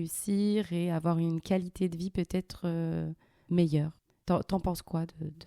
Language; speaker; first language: French; early bilingual, other home language; Arabic